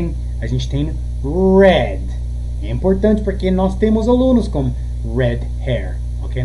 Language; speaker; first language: Portuguese; non-native, fluent; English